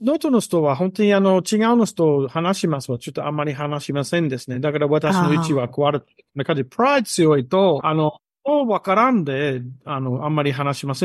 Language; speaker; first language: Japanese; non-native, learner; English